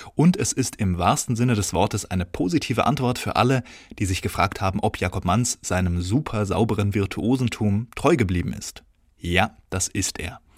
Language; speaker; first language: German; native; German